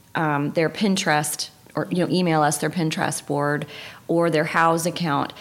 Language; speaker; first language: English; native; English